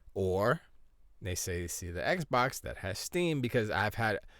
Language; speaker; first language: English; native; English